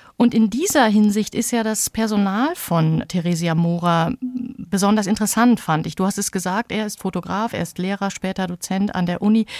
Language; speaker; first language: German; native; German